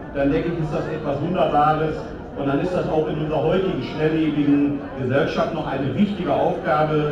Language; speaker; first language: German; native; German